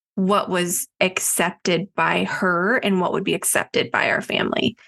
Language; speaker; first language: English; native; English